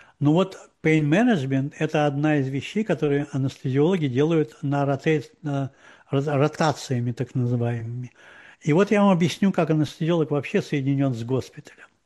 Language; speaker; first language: Russian; native; Russian